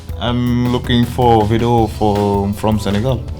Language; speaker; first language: English; non-native, learner; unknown